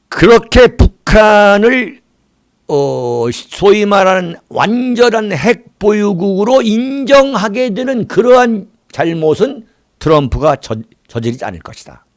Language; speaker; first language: Korean; native; Korean